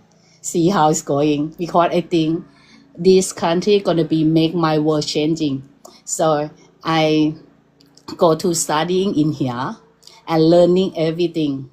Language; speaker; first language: English; non-native, learner; Thai